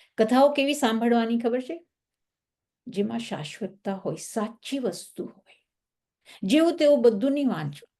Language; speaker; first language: Gujarati; early bilingual, heritage; Gujarati